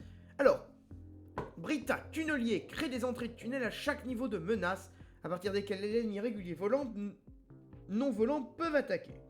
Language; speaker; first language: French; native; French